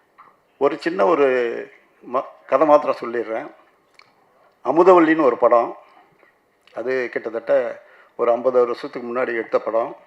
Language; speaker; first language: Tamil; native; Tamil